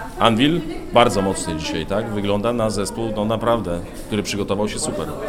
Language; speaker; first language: Polish; native; Polish